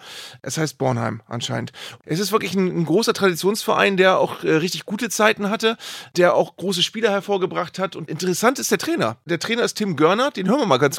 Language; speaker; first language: German; native; German